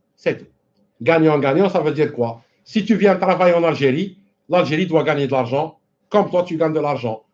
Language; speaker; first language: French; non-native, local second language; Arabic